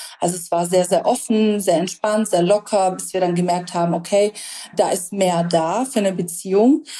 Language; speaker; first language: German; early bilingual, other home language; Russian